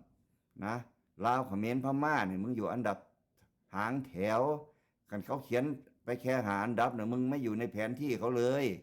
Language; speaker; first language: Thai; non-native, local second language; Lao